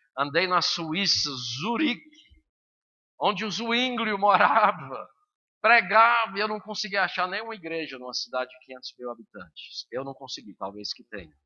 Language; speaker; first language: Portuguese; early bilingual, other home language; English